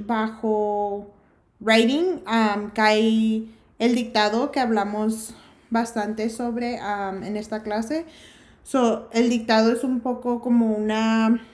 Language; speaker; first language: Spanish; early bilingual, heritage; Spanish